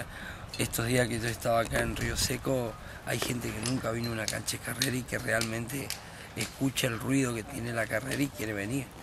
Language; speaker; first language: Spanish; native; Spanish